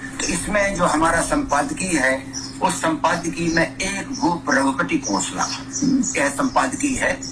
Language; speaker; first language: Hindi; native; Hindi